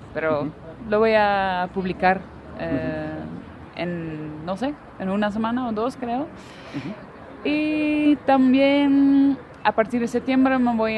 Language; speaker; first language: Spanish; non-native, fluent; Dutch